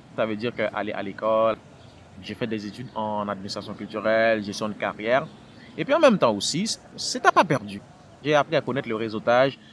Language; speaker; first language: French; non-native, local second language; Haitian Creole